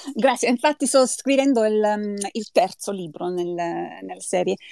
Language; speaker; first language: Italian; non-native, learner; English